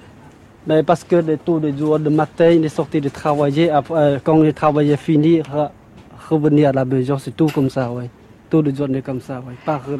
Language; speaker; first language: French; non-native, learner; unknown